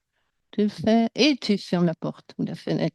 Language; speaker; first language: French; native; French